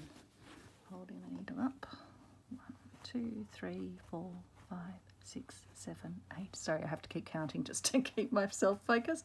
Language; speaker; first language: English; native; English